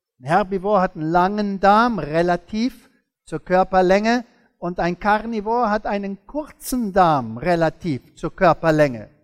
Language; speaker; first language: German; early bilingual, heritage; German